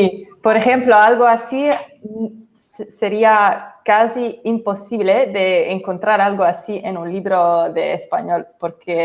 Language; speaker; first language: Spanish; non-native, fluent; English